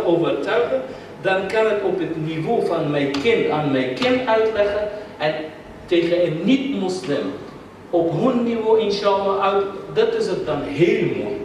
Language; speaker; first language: Dutch; non-native, fluent; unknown